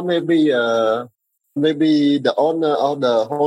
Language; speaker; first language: English; non-native, learner; Khmer